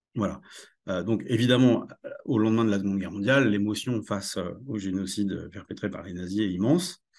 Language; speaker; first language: French; native; French